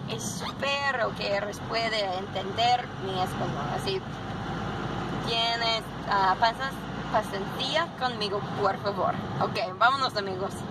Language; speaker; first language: Spanish; non-native, learner; English